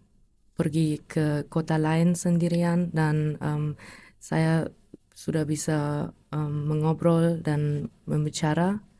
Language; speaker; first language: Indonesian; non-native, learner; German